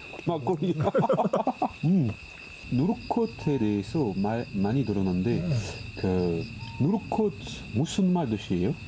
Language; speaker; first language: Korean; non-native, learner; French